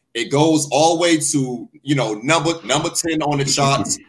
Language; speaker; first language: English; native; English